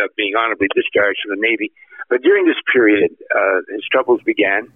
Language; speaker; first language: English; native; English